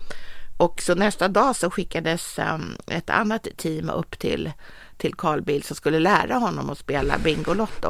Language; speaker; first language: Swedish; native; Swedish